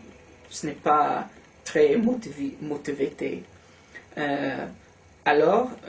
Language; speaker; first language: French; non-native, learner; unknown